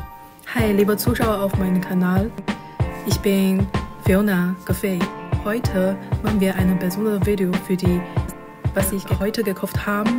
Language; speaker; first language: German; non-native, learner; Chinese